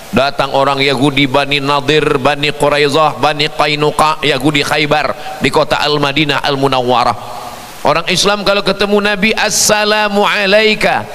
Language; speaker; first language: Indonesian; native; Indonesian